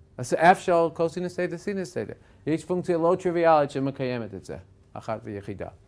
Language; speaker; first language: Hebrew; non-native, fluent; English